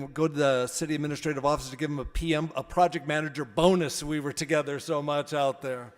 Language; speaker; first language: English; native; English